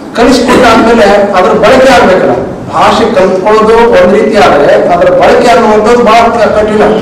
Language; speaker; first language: Kannada; non-native, local second language; Telugu